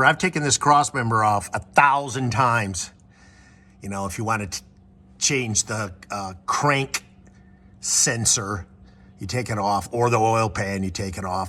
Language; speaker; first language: English; native; English